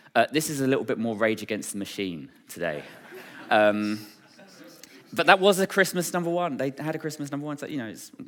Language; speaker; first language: English; native; English